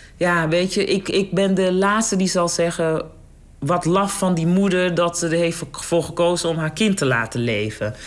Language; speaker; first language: Dutch; native; Dutch